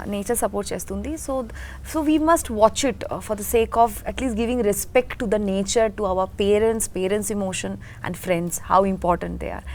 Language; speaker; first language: Telugu; non-native, learner; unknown